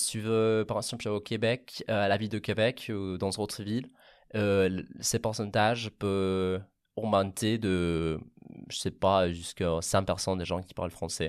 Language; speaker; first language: French; non-native, fluent; Catalan